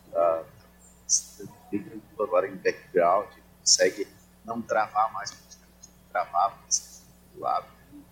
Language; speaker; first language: Portuguese; native; Portuguese